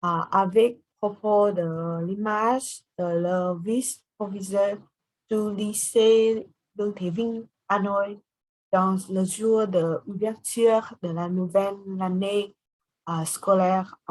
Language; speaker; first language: French; non-native, learner; Vietnamese